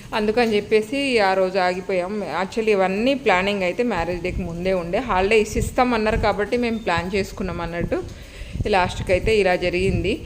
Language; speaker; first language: Telugu; native; Telugu